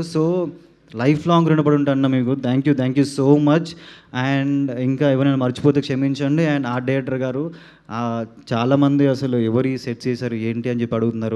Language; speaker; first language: Telugu; native; Telugu